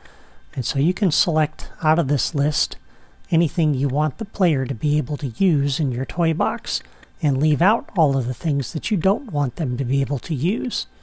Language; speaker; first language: English; native; English